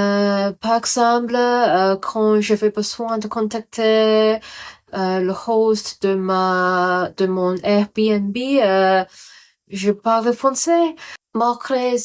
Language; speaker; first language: French; non-native, learner; Cantonese